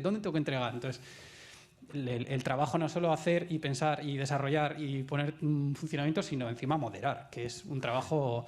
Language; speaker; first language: Spanish; native; Spanish